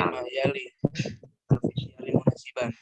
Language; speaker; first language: Arabic; non-native, learner; Indonesian